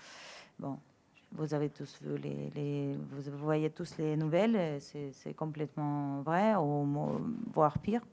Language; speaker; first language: French; non-native, fluent; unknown